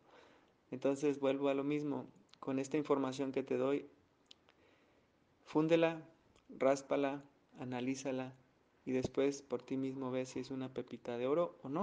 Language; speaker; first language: Spanish; native; Spanish